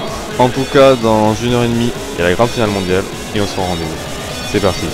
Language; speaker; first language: French; native; French